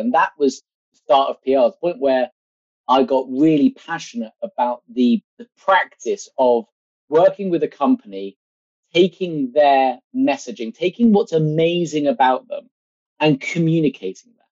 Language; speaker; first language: English; native; English